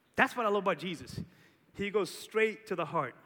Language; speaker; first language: English; early bilingual, other home language; Portuguese